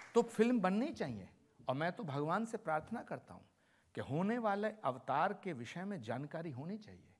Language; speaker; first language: Hindi; native; Hindi